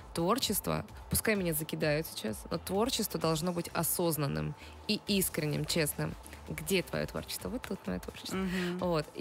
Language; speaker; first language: Russian; native; Russian